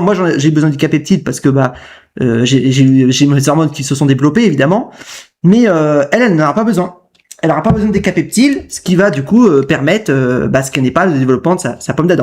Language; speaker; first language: French; native; French